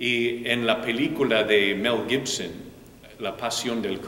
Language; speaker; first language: Spanish; non-native, fluent; English